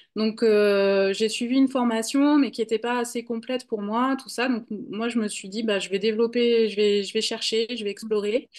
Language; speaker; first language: French; native; French